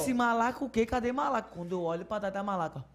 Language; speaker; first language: Portuguese; native; Portuguese